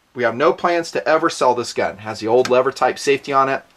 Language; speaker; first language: English; native; English